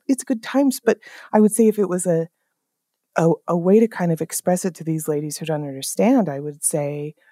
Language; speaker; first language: English; native; English